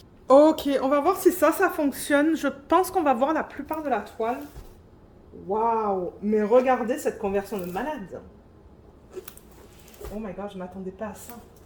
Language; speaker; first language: French; native; French